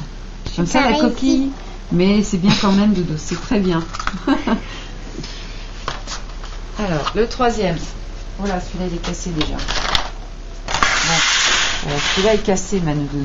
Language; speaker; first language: French; native; French